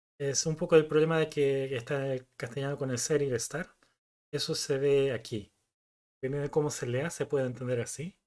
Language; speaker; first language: Spanish; non-native, fluent; Korean